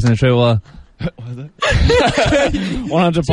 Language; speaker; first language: English; native; English